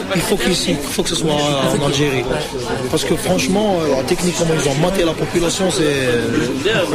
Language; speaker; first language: French; non-native, local second language; Arabic